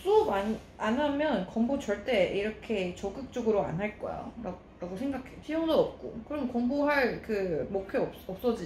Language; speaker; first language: Korean; non-native, fluent; Chinese